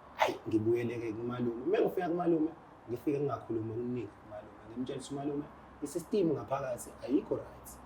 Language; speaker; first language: Zulu; native; Zulu